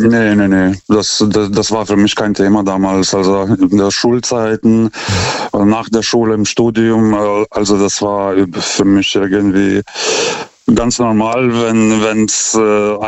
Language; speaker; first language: German; non-native, fluent; Lithuanian